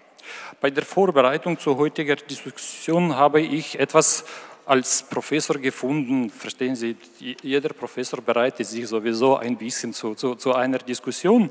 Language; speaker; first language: German; non-native, fluent; Ukrainian